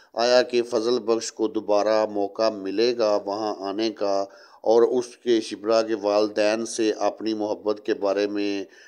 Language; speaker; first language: Urdu; non-native, local second language; Punjabi